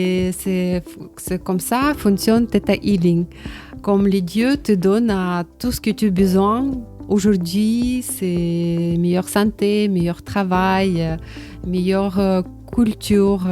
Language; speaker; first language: French; non-native, learner; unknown